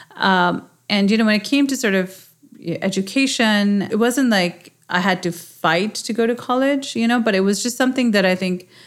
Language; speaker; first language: English; non-native, local second language; Urdu